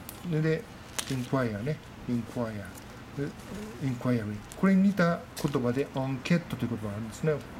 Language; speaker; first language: Japanese; native; Japanese